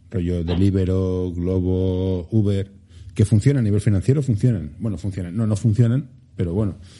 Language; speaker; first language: Spanish; native; Spanish